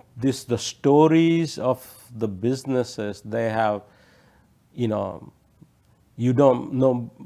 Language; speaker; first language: English; non-native, local second language; Odia